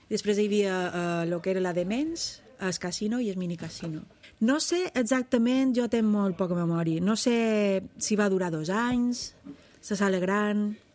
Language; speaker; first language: Catalan; native; Catalan